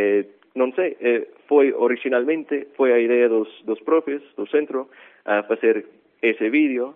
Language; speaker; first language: Galician; non-native, fluent; English